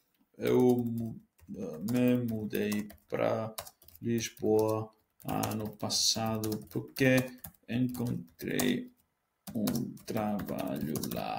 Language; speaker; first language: Portuguese; non-native, learner; Spanish